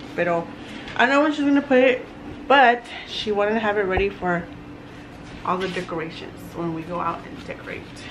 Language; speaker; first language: English; early bilingual, other home language; Spanish